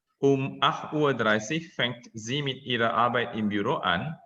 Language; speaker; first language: German; non-native, fluent; Indonesian